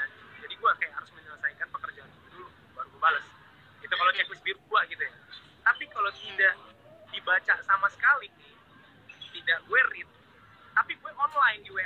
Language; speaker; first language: Indonesian; native; Indonesian